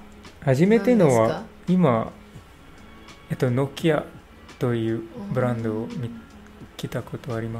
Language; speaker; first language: Japanese; non-native, learner; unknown